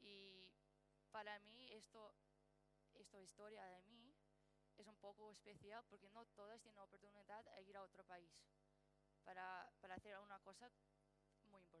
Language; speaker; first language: Spanish; non-native, learner; English